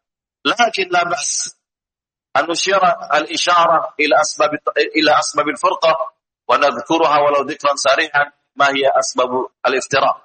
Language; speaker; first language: Arabic; non-native, fluent; Indonesian